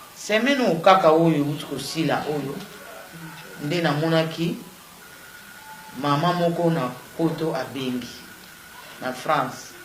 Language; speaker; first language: Lingala; non-native, local second language; Kongo